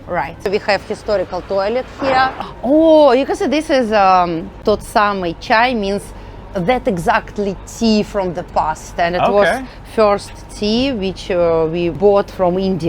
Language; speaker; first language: English; non-native, learner; Russian